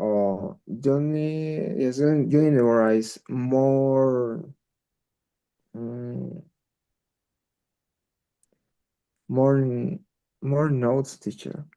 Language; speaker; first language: English; non-native, learner; Spanish